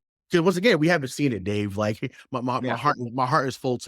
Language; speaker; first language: English; native; English